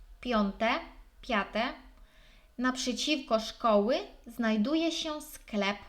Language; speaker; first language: Polish; non-native, fluent; Ukrainian